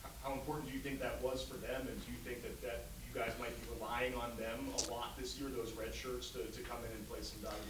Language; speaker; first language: English; native; English